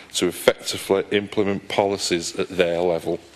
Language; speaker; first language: English; native; English